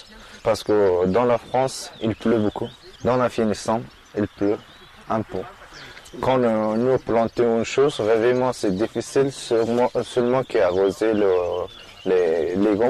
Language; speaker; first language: French; non-native, learner; Persian